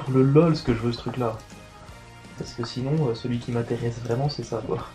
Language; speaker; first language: French; native; French